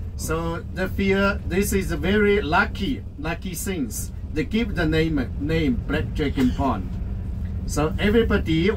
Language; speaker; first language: English; non-native, learner; Chinese